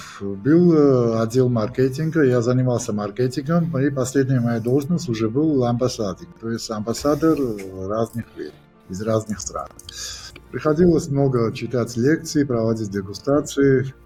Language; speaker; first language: Russian; non-native, local second language; Georgian